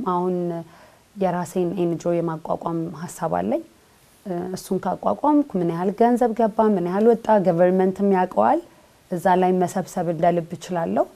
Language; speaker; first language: Amharic; native; Amharic